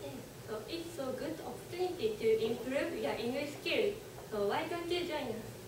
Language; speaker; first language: English; non-native, learner; Japanese